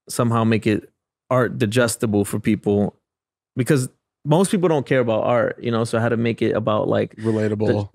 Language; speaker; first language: English; native; English